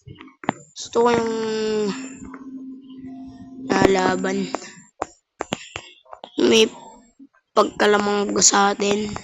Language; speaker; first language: Filipino; native; Filipino